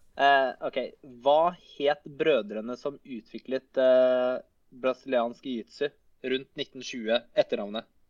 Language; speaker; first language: Norwegian; native; Norwegian